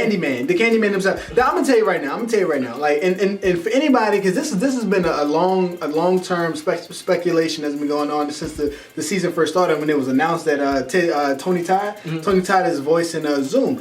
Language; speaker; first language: English; native; English